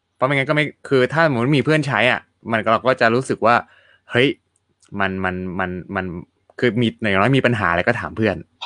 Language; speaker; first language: Thai; native; Thai